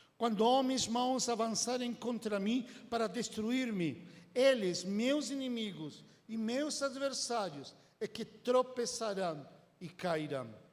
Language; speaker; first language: Portuguese; non-native, fluent; Spanish